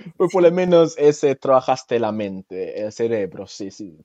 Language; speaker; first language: Spanish; non-native, fluent; Jamaican Creole English